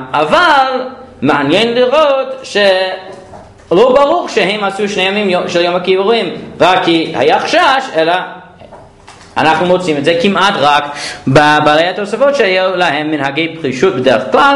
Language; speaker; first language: Hebrew; non-native, fluent; English